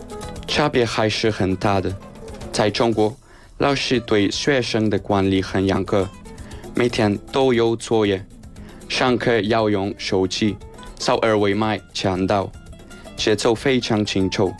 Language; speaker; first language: Chinese; non-native, fluent; Spanish